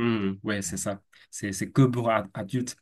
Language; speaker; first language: French; non-native, fluent; Chinese